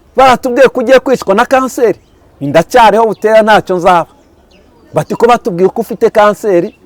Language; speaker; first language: Kinyarwanda; early bilingual, heritage; Kinyarwanda